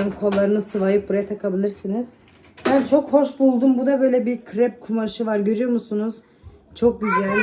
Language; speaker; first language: Turkish; early bilingual, heritage; Turkish